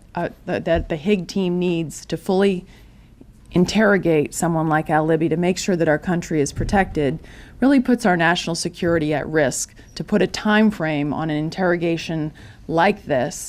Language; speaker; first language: English; native; English